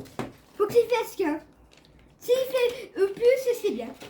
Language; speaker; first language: French; native; French